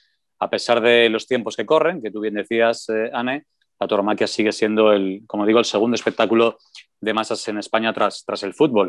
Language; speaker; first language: Spanish; native; Spanish